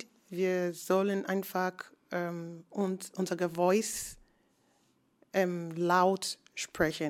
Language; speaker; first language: German; non-native, fluent; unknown